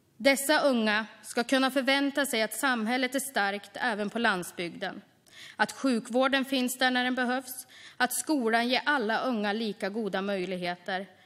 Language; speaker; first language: Swedish; native; Swedish